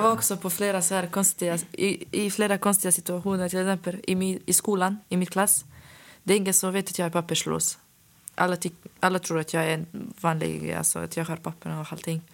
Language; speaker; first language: Swedish; non-native, fluent; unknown